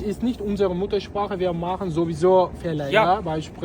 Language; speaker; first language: German; non-native, fluent; Uzbek